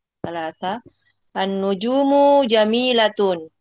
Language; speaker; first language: Arabic; non-native, learner; Indonesian